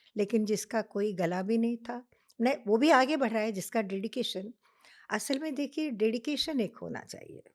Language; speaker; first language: Hindi; non-native, local second language; Telugu